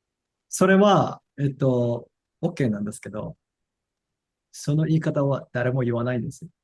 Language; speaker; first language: Japanese; non-native, fluent; English